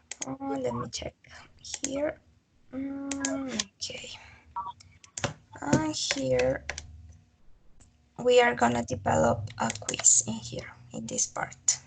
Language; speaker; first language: English; non-native, learner; Spanish